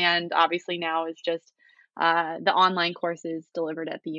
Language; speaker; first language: English; native; English